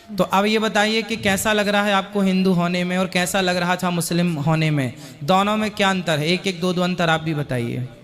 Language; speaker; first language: Hindi; native; Hindi